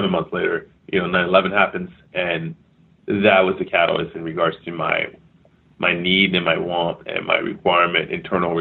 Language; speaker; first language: English; early bilingual, other home language; French